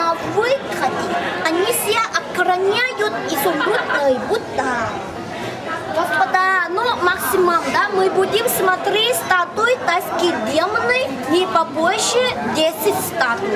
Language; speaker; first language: Russian; non-native, local second language; Thai